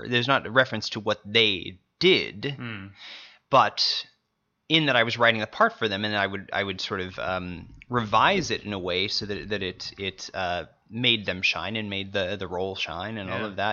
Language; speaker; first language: English; native; English